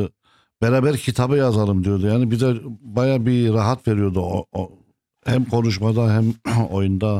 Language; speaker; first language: Turkish; non-native, fluent; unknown